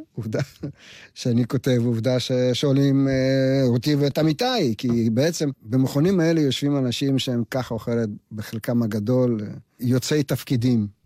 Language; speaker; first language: Hebrew; non-native, fluent; Russian